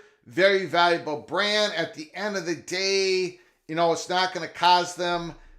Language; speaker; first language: English; native; English